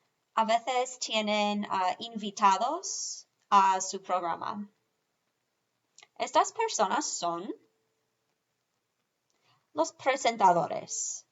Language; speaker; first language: Spanish; non-native, fluent; English